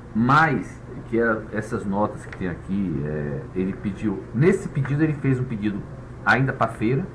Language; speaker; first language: Portuguese; native; Portuguese